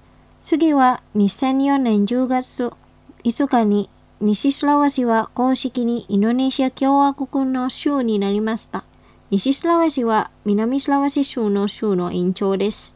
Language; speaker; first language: Japanese; non-native, fluent; Indonesian